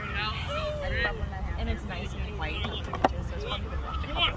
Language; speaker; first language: English; native; English